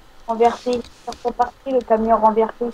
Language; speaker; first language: French; native; French